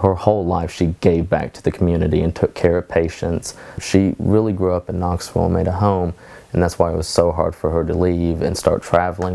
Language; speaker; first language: English; native; English